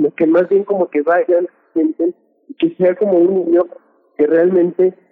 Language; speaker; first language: Spanish; native; Spanish